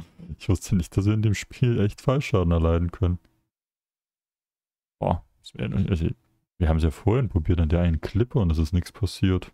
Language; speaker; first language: German; native; German